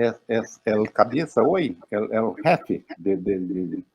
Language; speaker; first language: Spanish; non-native, fluent; Portuguese